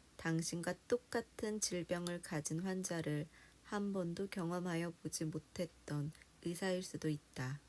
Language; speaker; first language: Korean; native; Korean